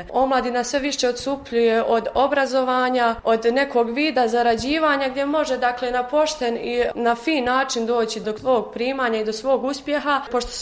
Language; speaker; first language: Croatian; native; Croatian